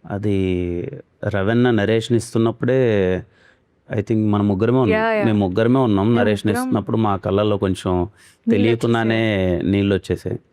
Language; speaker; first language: Telugu; native; Telugu